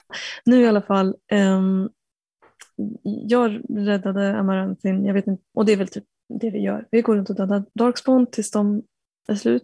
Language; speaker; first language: Swedish; native; Swedish